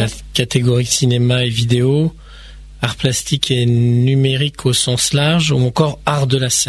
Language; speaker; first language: French; native; French